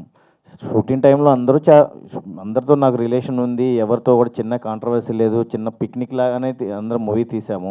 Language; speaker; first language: Telugu; native; Telugu